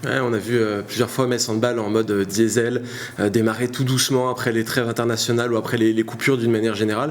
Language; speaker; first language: French; native; French